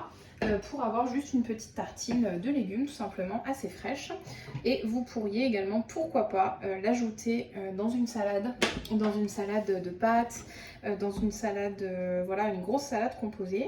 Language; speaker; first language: French; native; French